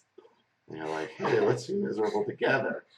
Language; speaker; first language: English; native; English